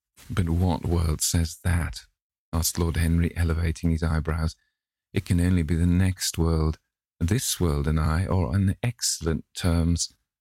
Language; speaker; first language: English; native; English